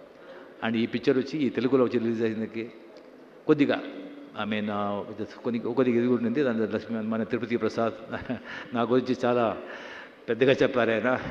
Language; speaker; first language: Telugu; non-native, fluent; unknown